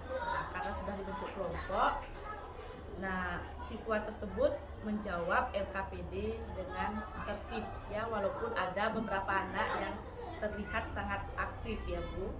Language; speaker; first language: Indonesian; native; Indonesian